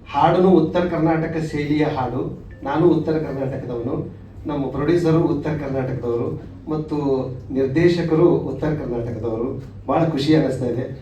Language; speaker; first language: Kannada; native; Kannada